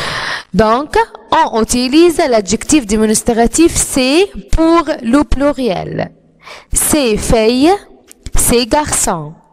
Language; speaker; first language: French; non-native, fluent; Arabic